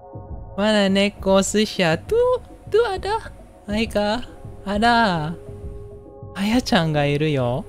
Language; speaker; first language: Japanese; non-native, learner; Indonesian